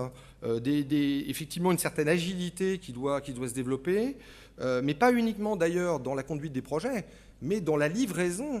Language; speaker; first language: French; native; French